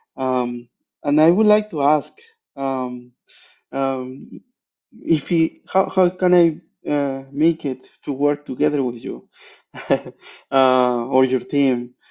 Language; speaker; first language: English; non-native, fluent; Spanish